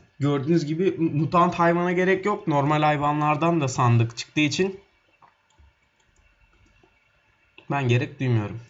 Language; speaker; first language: Turkish; native; Turkish